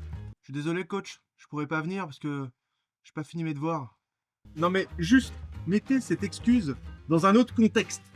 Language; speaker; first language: French; native; French